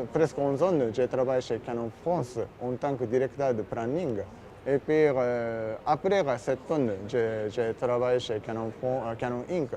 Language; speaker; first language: French; non-native, learner; Japanese